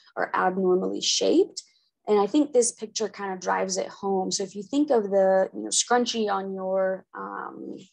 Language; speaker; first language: English; native; English